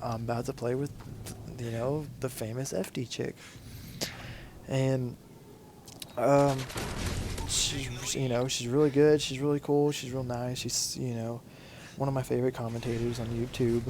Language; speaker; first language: English; native; English